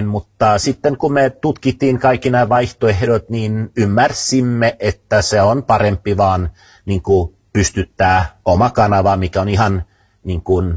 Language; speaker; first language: Finnish; early bilingual, other home language; Swedish